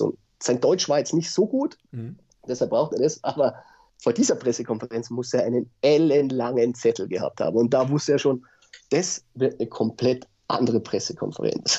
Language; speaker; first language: German; native; German